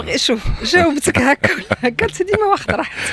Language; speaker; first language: Arabic; native; Arabic